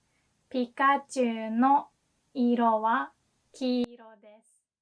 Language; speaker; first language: Japanese; non-native, fluent; English